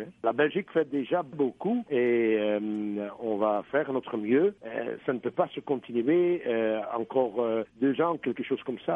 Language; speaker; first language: French; non-native, local second language; Dutch